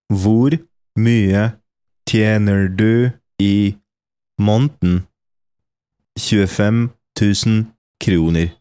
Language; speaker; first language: Norwegian; non-native, fluent; Polish